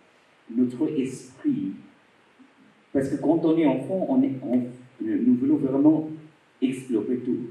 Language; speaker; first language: French; non-native, fluent; Bangla